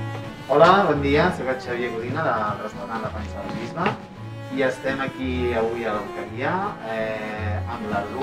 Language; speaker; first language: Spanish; non-native, local second language; Catalan